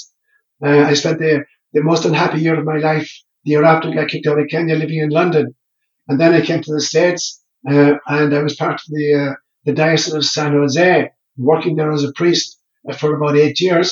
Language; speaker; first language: English; non-native, local second language; Irish